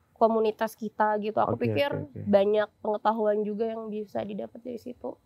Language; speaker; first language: Indonesian; native; Indonesian